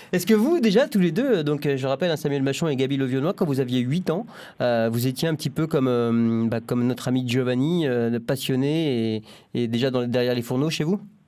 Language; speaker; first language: French; native; French